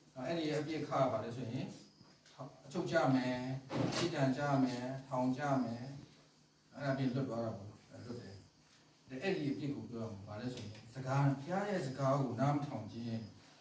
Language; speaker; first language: Burmese; non-native, local second language; Kachin